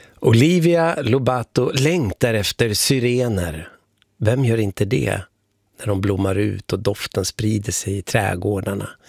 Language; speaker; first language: Swedish; native; Swedish